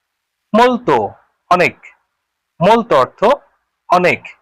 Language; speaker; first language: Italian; non-native, learner; Bangla